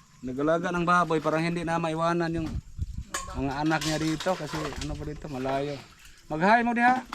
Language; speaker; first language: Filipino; non-native, local second language; Cebuano